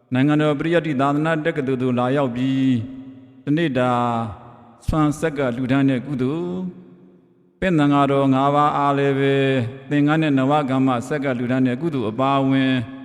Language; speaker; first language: Burmese; native; Burmese